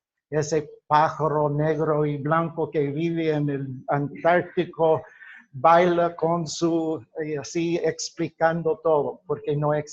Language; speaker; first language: Spanish; non-native, fluent; English